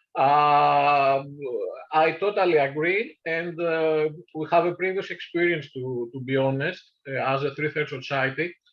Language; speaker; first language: English; non-native, fluent; Greek